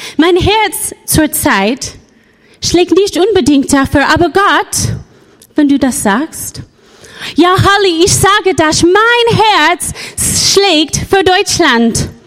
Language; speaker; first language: German; non-native, fluent; English